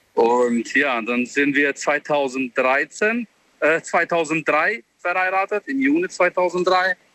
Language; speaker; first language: German; non-native, learner; Albanian